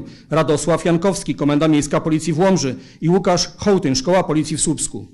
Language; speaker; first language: Polish; native; Polish